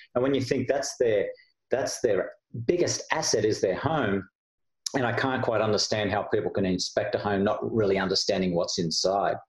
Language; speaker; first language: English; native; English